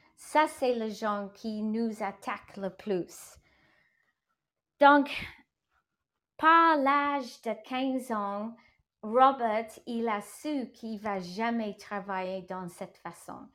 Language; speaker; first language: French; non-native, learner; English